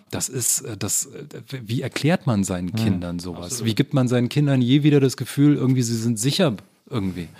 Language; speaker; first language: German; native; German